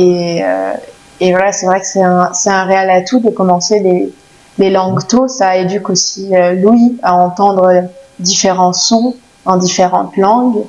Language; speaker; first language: French; native; French